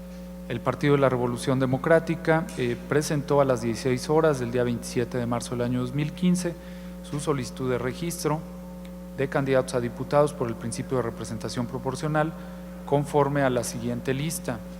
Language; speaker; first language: Spanish; native; Spanish